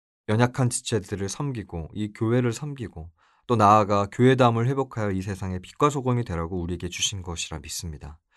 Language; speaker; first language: Korean; native; Korean